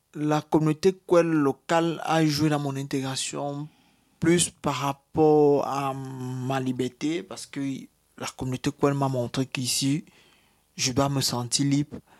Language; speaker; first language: French; native; French